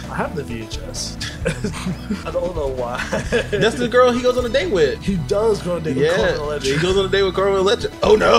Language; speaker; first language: English; native; English